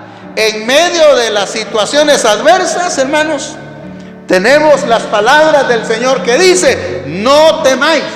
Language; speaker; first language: Spanish; native; Spanish